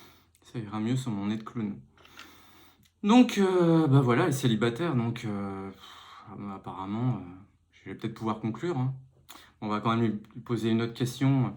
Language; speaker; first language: French; native; French